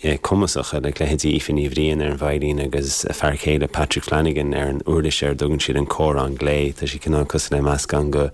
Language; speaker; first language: Irish; native; Irish